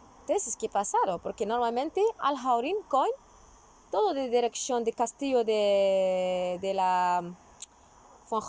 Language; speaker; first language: Spanish; non-native, learner; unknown